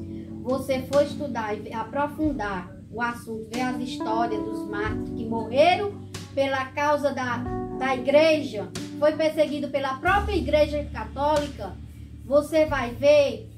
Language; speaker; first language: Portuguese; native; Portuguese